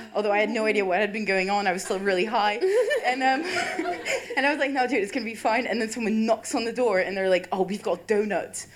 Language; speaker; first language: English; non-native, fluent; French